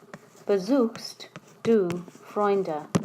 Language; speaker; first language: German; non-native, fluent; English